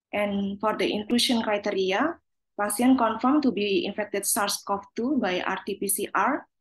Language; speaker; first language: English; non-native, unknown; Indonesian